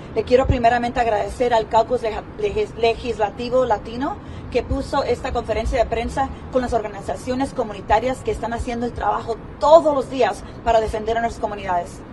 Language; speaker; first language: Spanish; early bilingual, heritage; Spanish